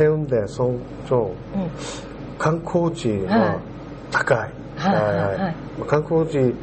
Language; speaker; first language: Japanese; non-native, learner; Korean